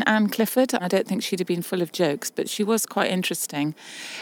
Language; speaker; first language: English; native; English